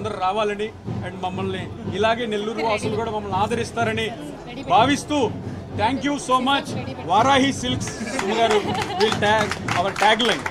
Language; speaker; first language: Telugu; native; Telugu